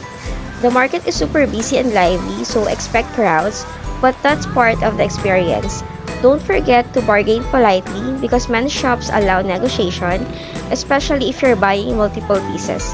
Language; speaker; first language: English; non-native, local second language; Filipino